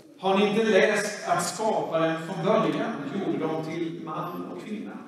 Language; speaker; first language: Swedish; non-native, fluent; Swahili